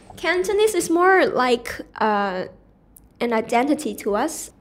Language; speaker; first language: English; non-native, local second language; Cantonese